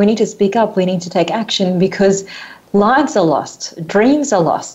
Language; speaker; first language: English; native; English